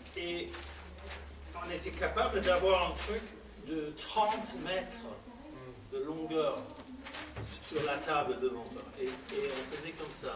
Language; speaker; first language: French; non-native, fluent; English